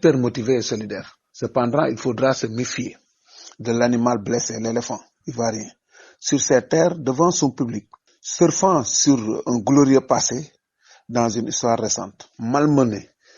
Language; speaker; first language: French; non-native, local second language; Wolof